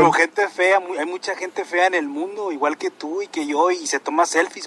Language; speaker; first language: Spanish; native; Spanish